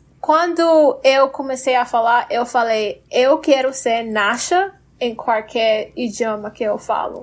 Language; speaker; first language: Portuguese; non-native, fluent; English